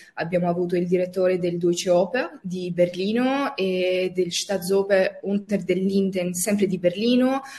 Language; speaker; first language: Italian; non-native, fluent; Albanian